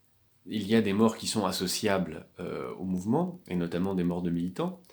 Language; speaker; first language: French; native; French